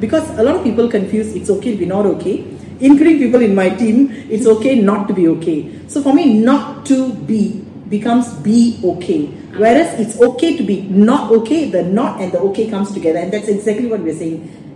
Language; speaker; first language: English; non-native, local second language; Tamil